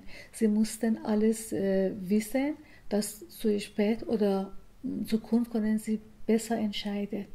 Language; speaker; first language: German; non-native, learner; Persian